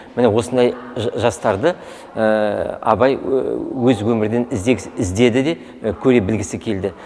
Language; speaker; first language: Kazakh; non-native, local second language; Russian